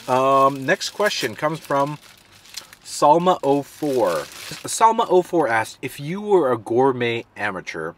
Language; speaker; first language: English; native; English